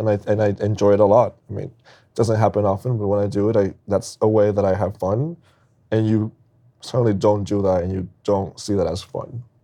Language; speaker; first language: English; non-native, fluent; Spanish